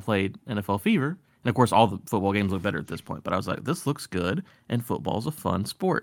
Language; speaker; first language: English; native; English